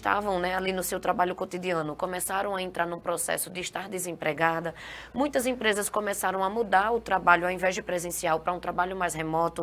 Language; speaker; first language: Portuguese; native; Portuguese